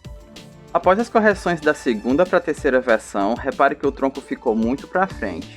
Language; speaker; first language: Portuguese; native; Portuguese